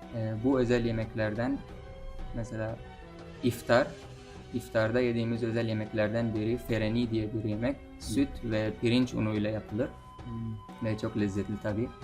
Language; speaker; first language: Turkish; non-native, fluent; Persian